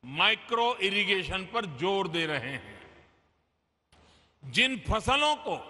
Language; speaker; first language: Hindi; non-native, local second language; Gujarati